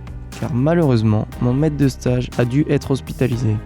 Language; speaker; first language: French; native; French